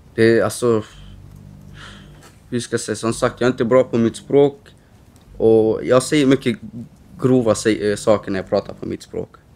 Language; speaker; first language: Swedish; early bilingual, other home language; Romany